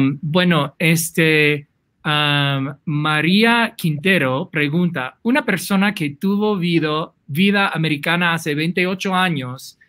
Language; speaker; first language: Spanish; non-native, fluent; English